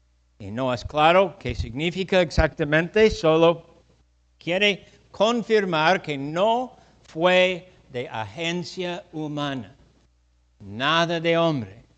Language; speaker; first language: Spanish; non-native, fluent; English